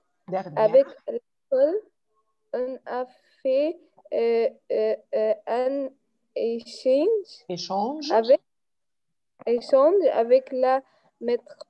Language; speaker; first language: French; non-native, learner; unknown